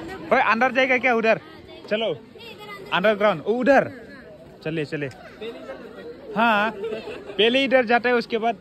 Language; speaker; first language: Hindi; non-native, local second language; Assamese